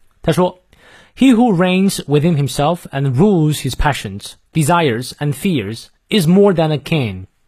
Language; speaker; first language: English; non-native, fluent; Chinese